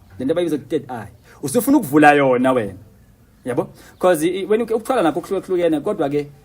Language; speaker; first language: Zulu; native; Zulu